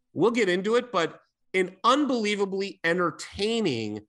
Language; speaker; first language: English; native; English